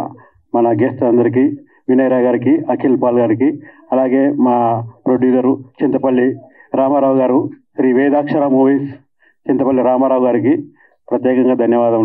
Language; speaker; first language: Telugu; native; Telugu